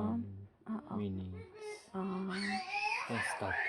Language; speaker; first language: English; non-native, learner; Japanese